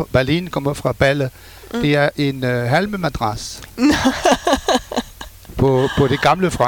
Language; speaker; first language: Danish; non-native, fluent; French